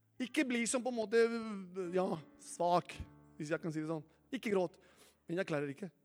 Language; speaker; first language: Norwegian; non-native, fluent; Spanish